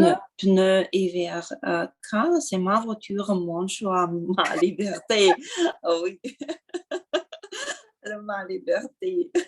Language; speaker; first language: French; non-native, learner; Russian